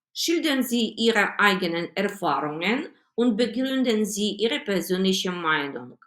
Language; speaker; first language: German; non-native, fluent; Ukrainian